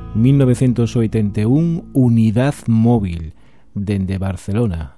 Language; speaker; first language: Spanish; non-native, local second language; Galician